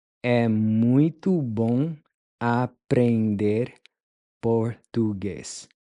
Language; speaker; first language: Portuguese; non-native, fluent; English